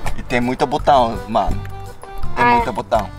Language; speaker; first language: Portuguese; non-native, learner; Japanese